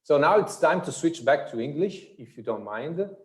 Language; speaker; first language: English; non-native, fluent; Italian